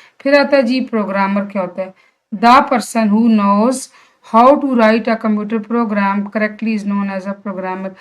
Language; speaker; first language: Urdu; non-native, local second language; Punjabi